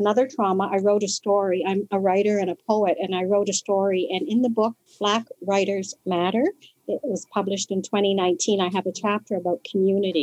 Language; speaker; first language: English; native; English